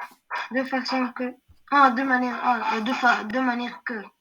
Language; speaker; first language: French; non-native, learner; Arabic